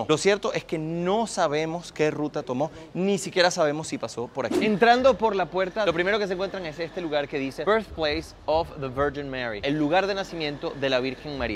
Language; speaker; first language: Spanish; native; Spanish